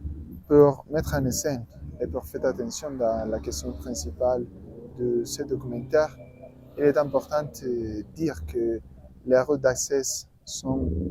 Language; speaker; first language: French; non-native, learner; Spanish